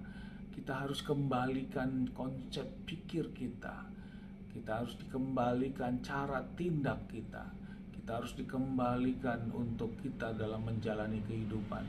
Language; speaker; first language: Indonesian; native; Indonesian